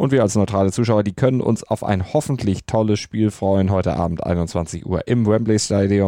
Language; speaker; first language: German; native; German